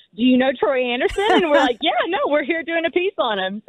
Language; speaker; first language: English; native; English